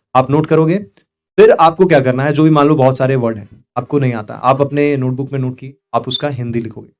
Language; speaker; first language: Hindi; native; Hindi